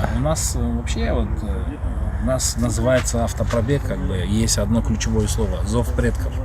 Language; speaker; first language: Russian; native; Russian